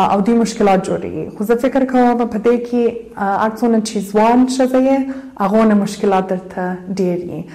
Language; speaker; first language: Pashto; early bilingual, heritage; Pashto